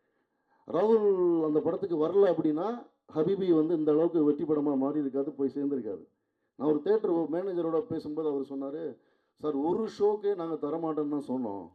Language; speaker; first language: Tamil; native; Tamil